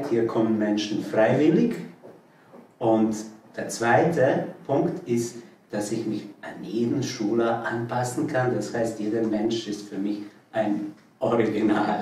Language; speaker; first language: German; non-native, fluent; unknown